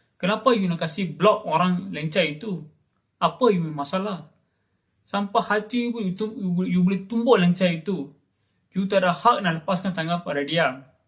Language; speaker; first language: Malay; non-native, local second language; Tamil